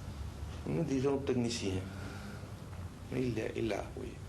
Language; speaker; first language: French; non-native, fluent; Spanish